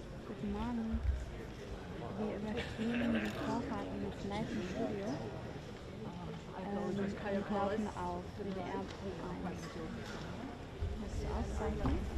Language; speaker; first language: German; native; German